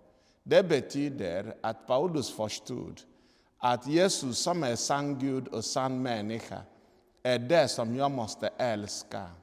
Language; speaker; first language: Swedish; non-native, fluent; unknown